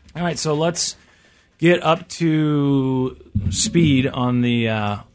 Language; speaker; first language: English; native; English